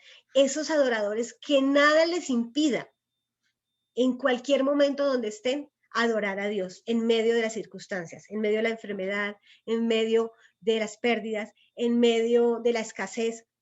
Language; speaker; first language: Spanish; native; Spanish